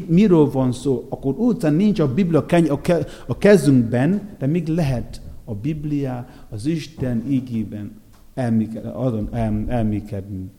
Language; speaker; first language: Hungarian; non-native, fluent; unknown